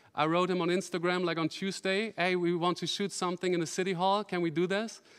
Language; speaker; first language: English; non-native, fluent; German